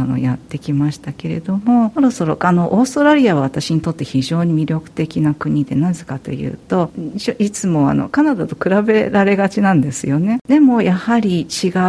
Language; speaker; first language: Japanese; early bilingual, heritage; Japanese